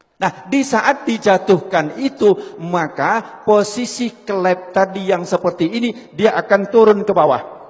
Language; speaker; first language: Indonesian; native; Indonesian